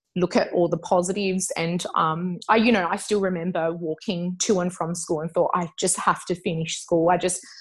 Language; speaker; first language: English; native; English